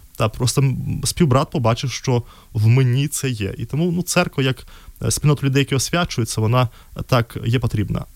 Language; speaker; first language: Ukrainian; non-native, fluent; Russian